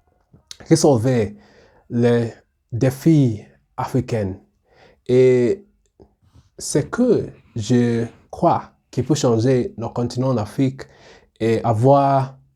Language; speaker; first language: French; non-native, learner; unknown